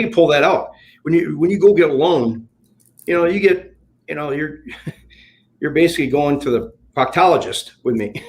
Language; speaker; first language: English; native; English